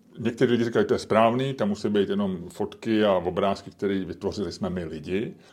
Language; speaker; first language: Czech; native; Czech